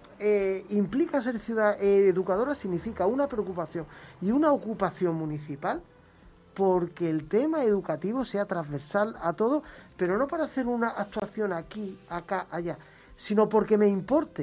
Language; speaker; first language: Spanish; native; Spanish